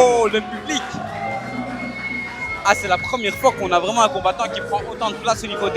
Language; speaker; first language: French; native; French